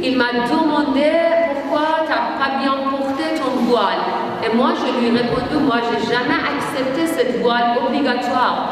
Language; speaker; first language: French; non-native, learner; Persian